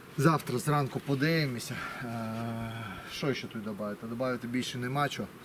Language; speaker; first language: Ukrainian; non-native, local second language; Russian